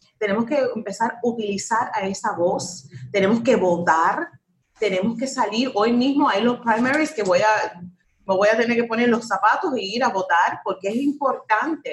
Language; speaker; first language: Spanish; early bilingual, heritage; Spanish